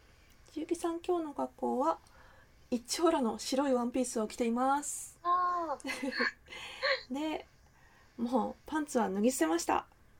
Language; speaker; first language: Japanese; native; Japanese